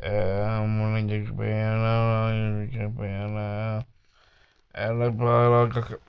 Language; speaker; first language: Finnish; non-native, learner; Swedish